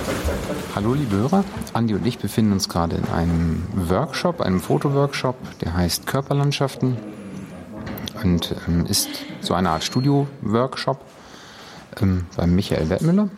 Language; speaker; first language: German; native; German